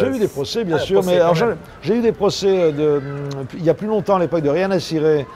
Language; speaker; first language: French; native; French